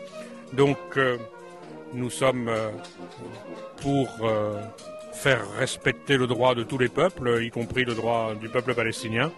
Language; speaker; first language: French; native; French